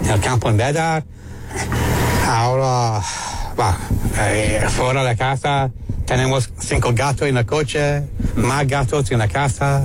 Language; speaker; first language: Spanish; non-native, learner; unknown